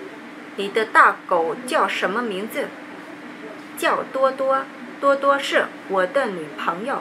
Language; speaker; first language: Chinese; non-native, learner; Vietnamese